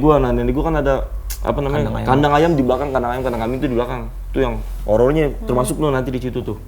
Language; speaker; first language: Indonesian; native; Indonesian